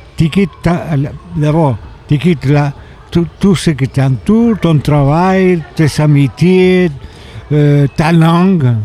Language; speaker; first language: French; non-native, fluent; Spanish